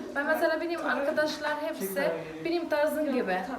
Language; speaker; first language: Turkish; non-native, fluent; Arabic